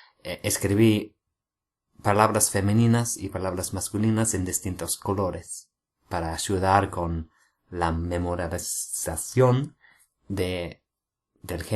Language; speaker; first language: Spanish; non-native, fluent; English